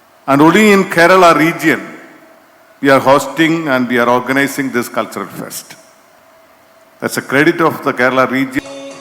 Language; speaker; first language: English; non-native, local second language; Malayalam